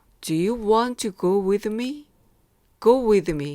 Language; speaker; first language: English; non-native, fluent; Korean